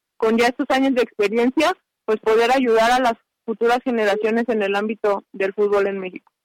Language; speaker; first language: Spanish; native; Spanish